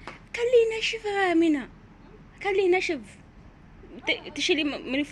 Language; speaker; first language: Arabic; non-native, learner; Oromo